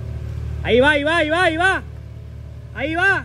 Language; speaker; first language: Spanish; native; Spanish